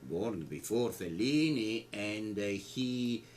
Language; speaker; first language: English; non-native, learner; Italian